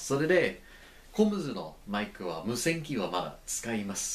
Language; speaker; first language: Japanese; non-native, learner; English